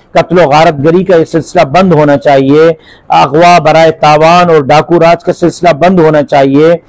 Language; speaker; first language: Urdu; non-native, local second language; Sindhi